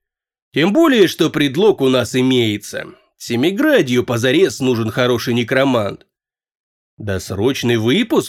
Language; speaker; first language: Russian; native; Russian